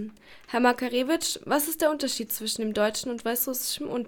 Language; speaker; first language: German; native; German